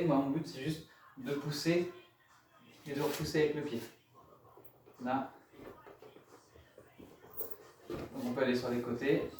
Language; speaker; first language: French; native; French